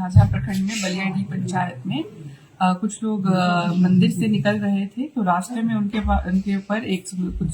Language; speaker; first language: Hindi; native; Hindi